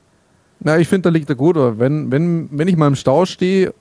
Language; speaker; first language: German; native; German